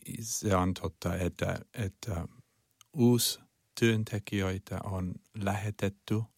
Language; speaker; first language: Finnish; non-native, learner; Chinese